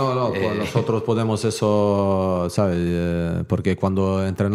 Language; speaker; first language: Spanish; non-native, learner; Bosnian